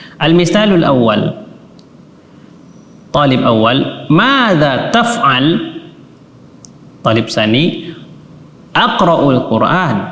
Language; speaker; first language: Arabic; non-native, fluent; Indonesian